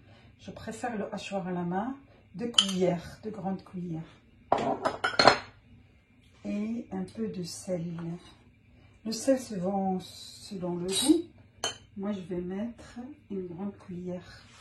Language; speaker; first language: French; non-native, local second language; Arabic